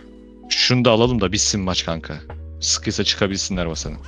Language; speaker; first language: Turkish; native; Turkish